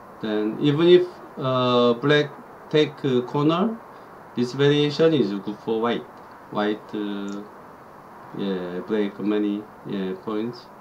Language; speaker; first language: English; non-native, learner; Korean